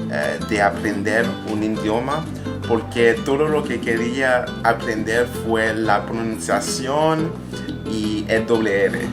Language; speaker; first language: Spanish; non-native, learner; French